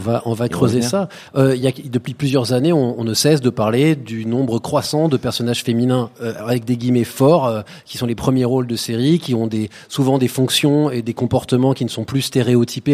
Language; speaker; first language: French; native; French